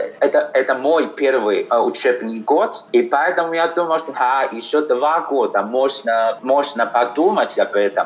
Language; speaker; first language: Russian; non-native, fluent; Chinese